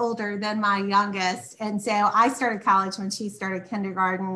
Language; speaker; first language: English; native; English